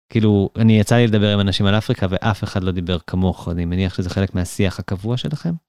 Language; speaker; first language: Hebrew; native; Hebrew